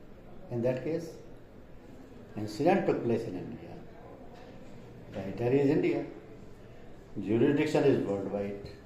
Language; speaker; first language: English; non-native, local second language; Hindi